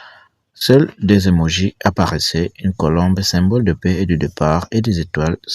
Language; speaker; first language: French; native; French